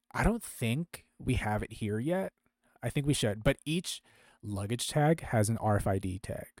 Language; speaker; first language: English; early bilingual, other home language; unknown